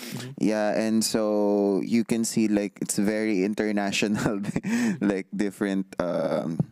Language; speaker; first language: English; non-native, local second language; Filipino